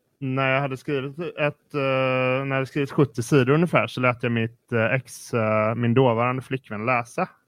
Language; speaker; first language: Swedish; native; Swedish